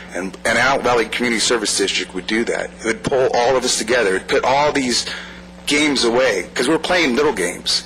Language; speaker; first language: English; native; English